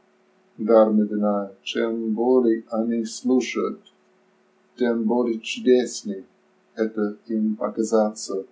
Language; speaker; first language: Russian; non-native, fluent; English